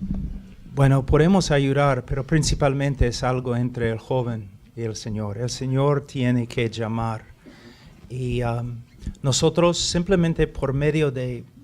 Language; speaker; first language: Spanish; non-native, fluent; English